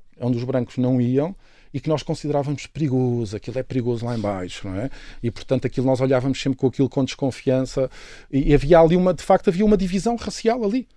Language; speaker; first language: Portuguese; native; Portuguese